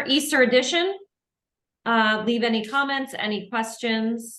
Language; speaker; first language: English; native; English